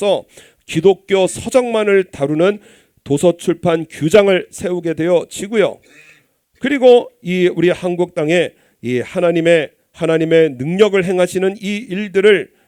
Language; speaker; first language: Korean; native; Korean